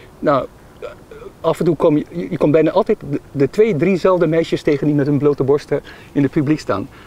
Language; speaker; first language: Dutch; native; Dutch